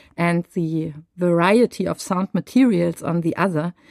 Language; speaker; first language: English; non-native, fluent; German